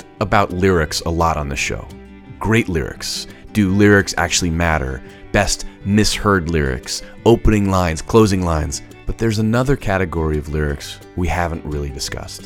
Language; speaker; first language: English; native; English